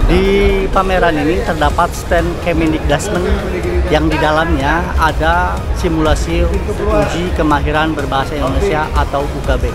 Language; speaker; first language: Indonesian; native; Indonesian